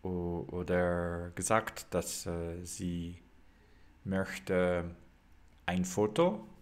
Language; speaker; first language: German; non-native, learner; English